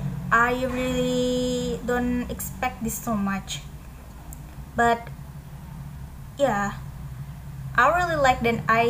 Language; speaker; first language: English; non-native, learner; Indonesian